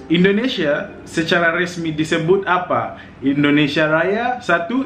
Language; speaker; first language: Indonesian; non-native, fluent; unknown